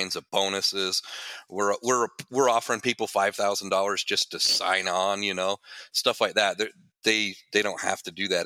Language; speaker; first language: English; native; English